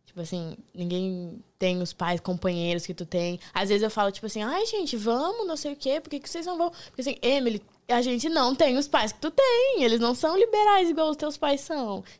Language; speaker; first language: Portuguese; native; Portuguese